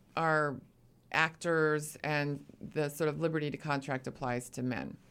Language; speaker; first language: English; native; English